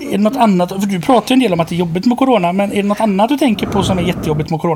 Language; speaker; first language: Swedish; native; Swedish